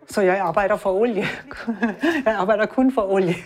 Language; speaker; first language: Danish; non-native, learner; German